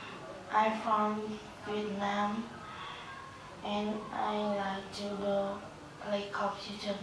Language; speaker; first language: English; non-native, learner; Vietnamese